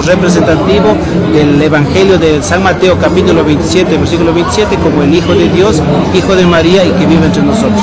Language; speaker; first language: Spanish; native; Spanish